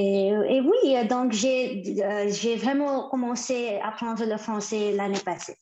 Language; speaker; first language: French; non-native, fluent; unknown